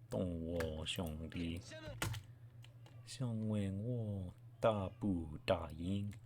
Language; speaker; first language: Chinese; non-native, learner; English